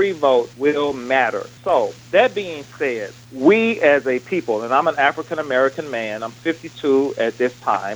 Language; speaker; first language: English; native; English